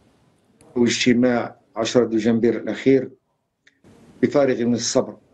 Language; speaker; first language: Arabic; native; Arabic